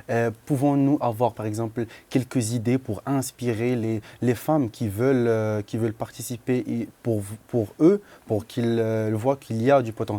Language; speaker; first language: French; non-native, local second language; Arabic